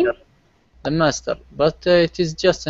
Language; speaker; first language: English; non-native, learner; Arabic